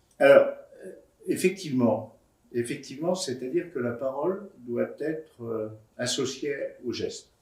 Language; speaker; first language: French; native; French